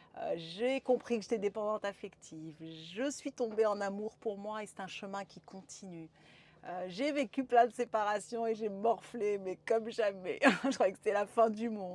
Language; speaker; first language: French; native; French